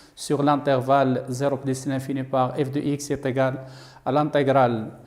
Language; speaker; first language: French; non-native, local second language; Arabic